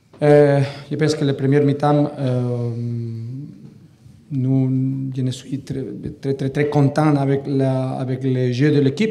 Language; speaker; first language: French; non-native, learner; Catalan